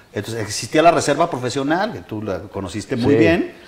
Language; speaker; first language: Spanish; native; Spanish